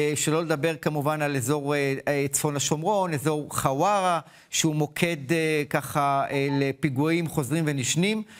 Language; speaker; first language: Hebrew; native; Hebrew